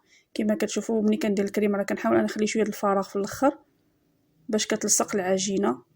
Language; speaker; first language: Arabic; native; Arabic